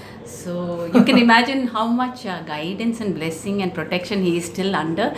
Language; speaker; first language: English; non-native, local second language; Tamil